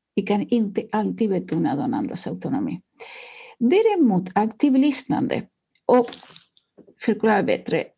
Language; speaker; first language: Swedish; non-native, fluent; Spanish